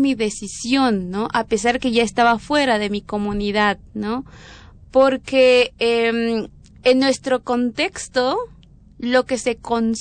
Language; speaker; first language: Spanish; native; Spanish